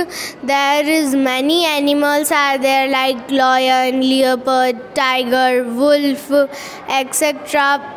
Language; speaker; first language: English; non-native, learner; Hindi